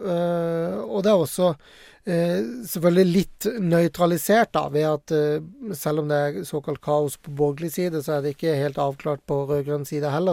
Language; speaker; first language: Norwegian; native; Norwegian